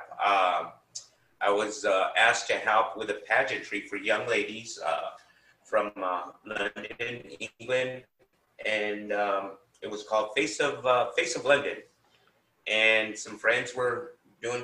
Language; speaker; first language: English; native; English